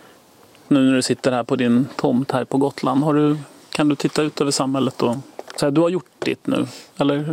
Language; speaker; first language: Swedish; native; Swedish